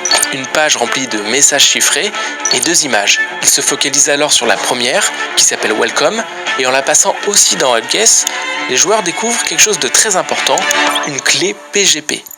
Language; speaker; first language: French; native; French